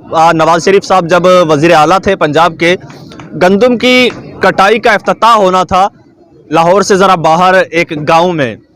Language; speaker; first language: Urdu; native; Urdu